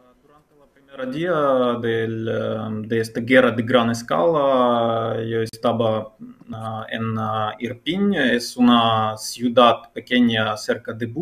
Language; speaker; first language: Spanish; non-native, fluent; Ukrainian